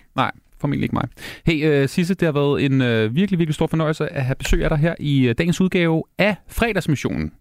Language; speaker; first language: Danish; native; Danish